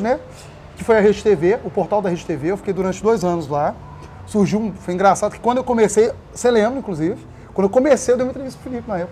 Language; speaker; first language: Portuguese; native; Portuguese